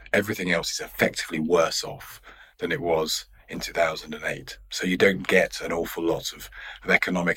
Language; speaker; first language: English; native; English